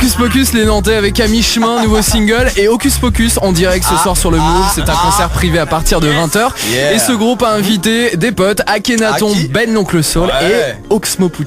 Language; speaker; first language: French; native; French